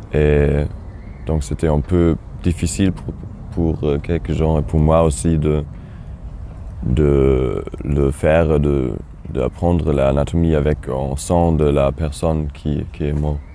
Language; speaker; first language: French; non-native, fluent; German